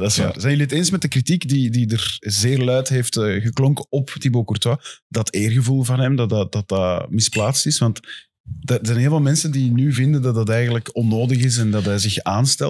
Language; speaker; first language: Dutch; native; Dutch